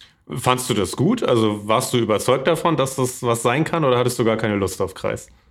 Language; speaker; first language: German; native; German